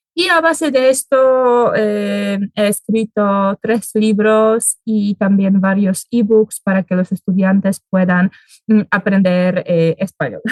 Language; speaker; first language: Spanish; non-native, fluent; Polish